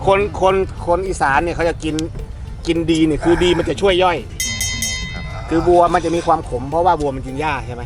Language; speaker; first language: Thai; native; Thai